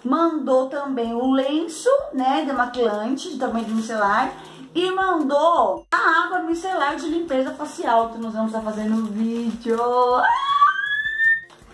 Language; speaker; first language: Portuguese; native; Portuguese